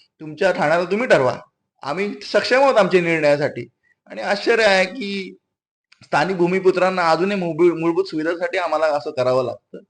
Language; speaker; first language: Marathi; native; Marathi